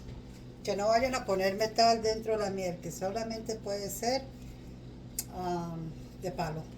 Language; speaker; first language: Spanish; early bilingual, heritage; Spanish